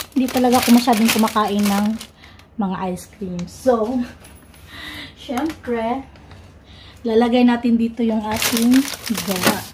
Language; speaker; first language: Filipino; non-native, local second language; Cebuano